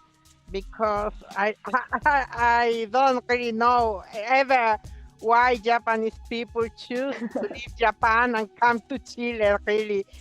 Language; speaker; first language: English; non-native, fluent; Spanish